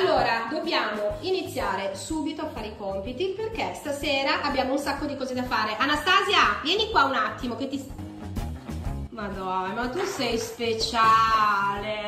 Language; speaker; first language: Italian; native; Italian